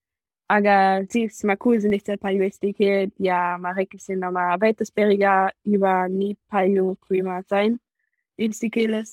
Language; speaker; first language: Estonian; non-native, learner; German